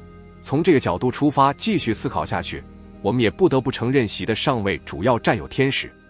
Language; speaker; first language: Chinese; native; Chinese